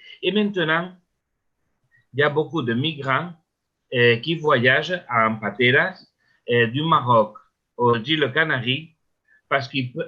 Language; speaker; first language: French; non-native, learner; Spanish